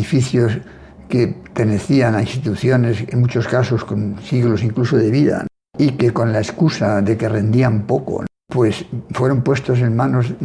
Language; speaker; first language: Spanish; native; Spanish